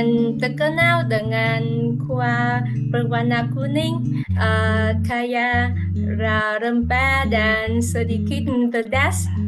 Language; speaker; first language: Indonesian; non-native, fluent; Vietnamese